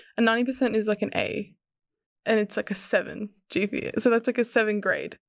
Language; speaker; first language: English; early bilingual, other home language; Serbian